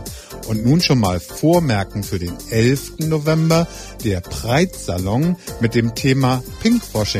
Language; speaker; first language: German; native; German